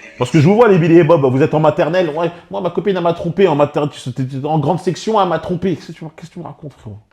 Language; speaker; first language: French; native; French